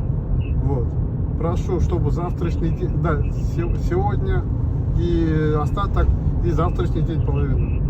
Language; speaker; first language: Russian; non-native, local second language; Kyrgyz